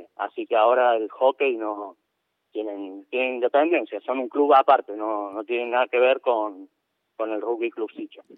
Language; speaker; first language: Spanish; native; Spanish